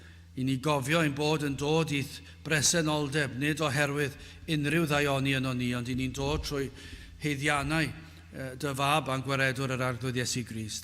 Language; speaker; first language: Welsh; native; Welsh